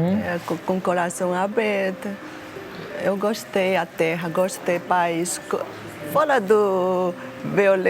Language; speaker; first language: Portuguese; non-native, learner; Chinese